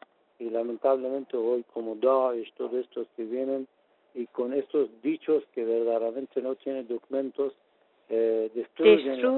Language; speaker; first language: Spanish; non-native, fluent; Persian